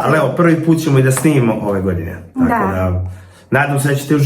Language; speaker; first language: Croatian; native; Croatian